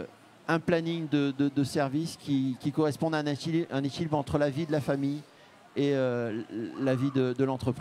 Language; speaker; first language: French; native; French